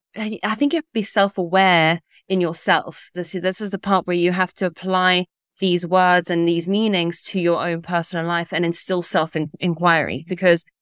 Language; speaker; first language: English; early bilingual, other home language; Italian